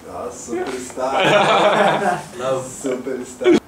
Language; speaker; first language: English; non-native, learner; Hebrew